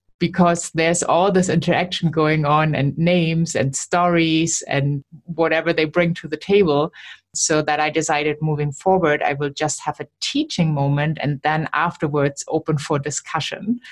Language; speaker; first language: English; non-native, fluent; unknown